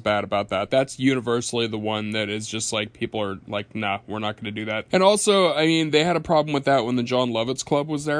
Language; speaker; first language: English; native; English